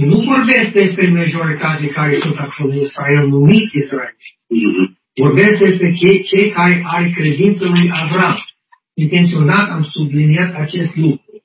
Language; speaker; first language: Romanian; non-native, learner; English